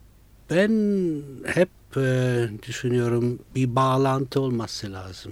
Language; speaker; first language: Turkish; non-native, fluent; Italian